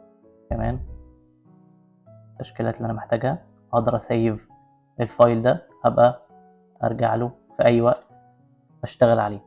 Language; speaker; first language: Arabic; native; Arabic